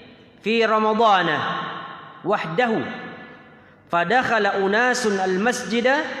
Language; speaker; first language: Arabic; non-native, fluent; Indonesian